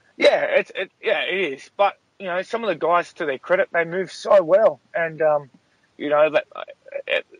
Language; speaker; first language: English; native; English